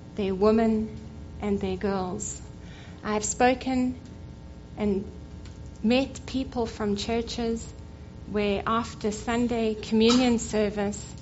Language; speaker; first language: English; native; English